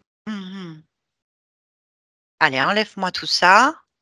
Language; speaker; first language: French; native; French